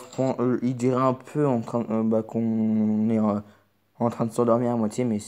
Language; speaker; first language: French; native; French